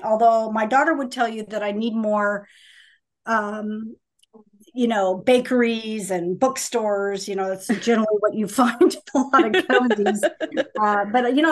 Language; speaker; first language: English; native; English